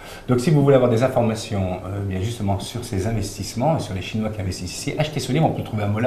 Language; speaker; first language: French; native; French